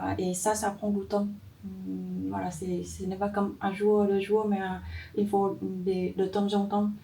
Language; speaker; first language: French; non-native, learner; Vietnamese